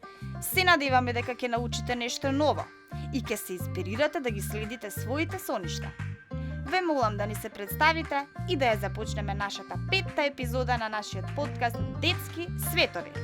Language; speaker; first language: Macedonian; native; Macedonian